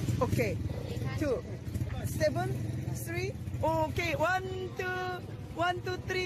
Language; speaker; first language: English; non-native, learner; Korean